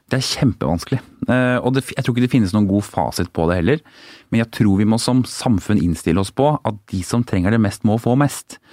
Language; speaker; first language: Norwegian; native; Norwegian